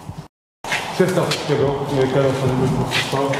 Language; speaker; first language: Polish; native; Polish